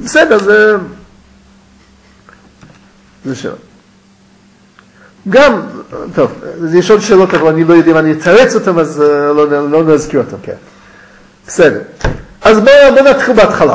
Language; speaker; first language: Hebrew; non-native, fluent; English